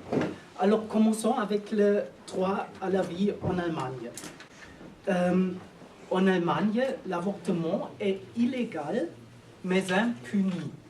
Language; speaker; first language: French; non-native, learner; German